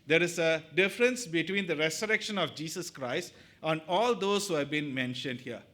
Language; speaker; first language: English; non-native, local second language; Tamil